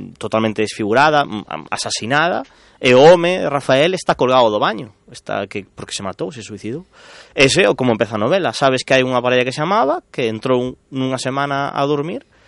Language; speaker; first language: Galician; non-native, local second language; Spanish